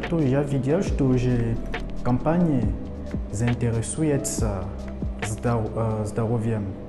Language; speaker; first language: Russian; non-native, fluent; French